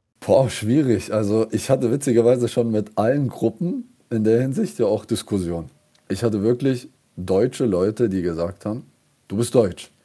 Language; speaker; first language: German; early bilingual, other home language; Kurdish